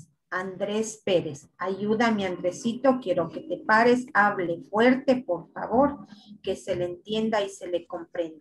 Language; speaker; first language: Spanish; native; Spanish